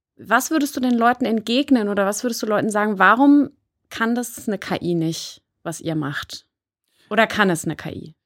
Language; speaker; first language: German; native; German